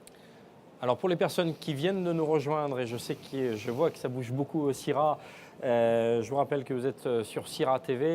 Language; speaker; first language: French; native; French